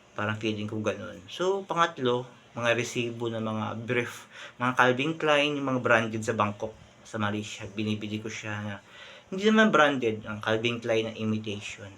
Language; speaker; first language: Filipino; non-native, local second language; Hiligaynon